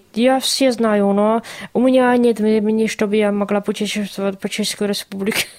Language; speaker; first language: Russian; non-native, learner; Czech